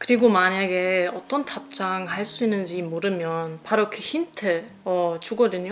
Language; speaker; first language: Korean; non-native, fluent; German